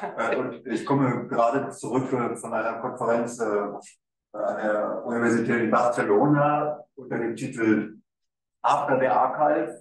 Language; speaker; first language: German; native; German